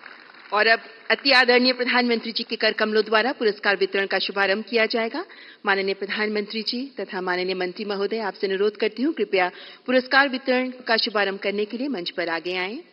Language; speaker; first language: Hindi; native; Hindi